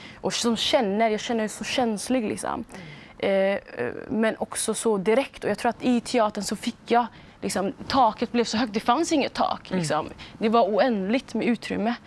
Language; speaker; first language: Swedish; early bilingual, other home language; Somali